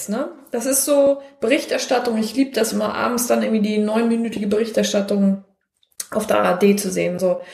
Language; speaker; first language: German; native; German